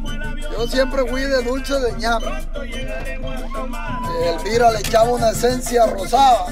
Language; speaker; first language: Spanish; native; Spanish